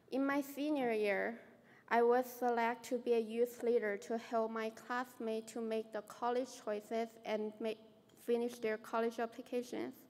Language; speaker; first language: English; non-native, fluent; Chinese